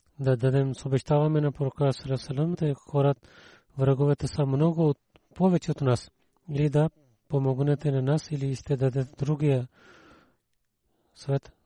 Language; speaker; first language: Bulgarian; non-native, learner; Urdu